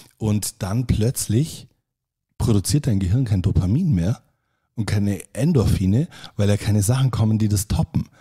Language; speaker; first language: German; native; German